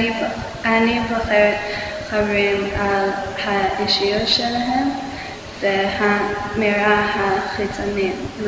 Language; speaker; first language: Hebrew; non-native, learner; English